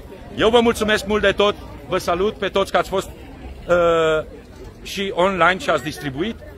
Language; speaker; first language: Romanian; native; Romanian